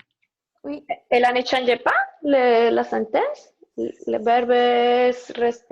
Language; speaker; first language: French; non-native, learner; Spanish